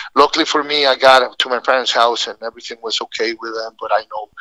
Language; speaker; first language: English; non-native, fluent; Spanish